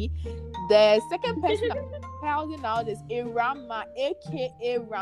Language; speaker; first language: English; non-native, local second language; Akan